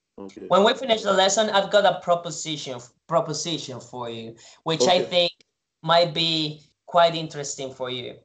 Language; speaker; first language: English; non-native, fluent; Spanish